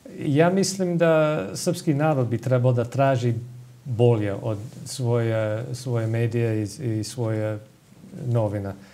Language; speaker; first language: Serbian; non-native, fluent; English